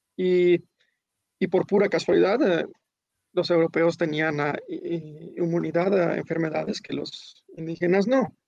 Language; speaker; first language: Spanish; early bilingual, heritage; Spanish